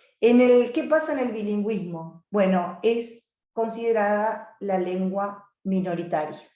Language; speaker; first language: Spanish; native; Spanish